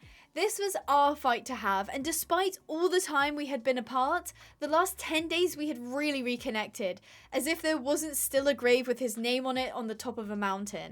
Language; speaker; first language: English; native; English